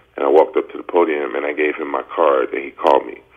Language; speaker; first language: English; native; English